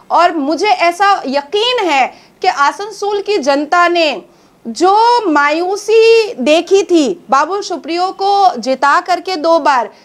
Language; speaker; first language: Hindi; native; Hindi